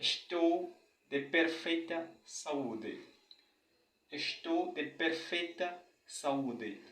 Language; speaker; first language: Portuguese; non-native, fluent; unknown